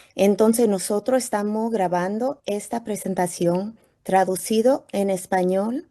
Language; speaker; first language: Spanish; early bilingual, heritage; Spanish